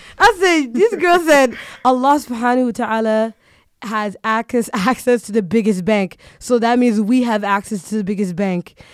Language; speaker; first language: English; early bilingual, other home language; Somali